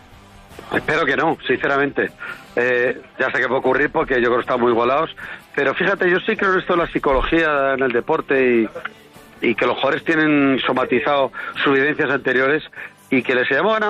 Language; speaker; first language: Spanish; native; Spanish